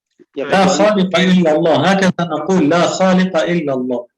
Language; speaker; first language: Arabic; native; Arabic